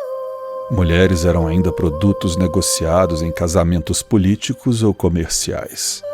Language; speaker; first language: Portuguese; native; Portuguese